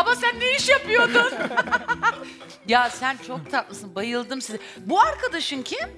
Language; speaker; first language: Turkish; native; Turkish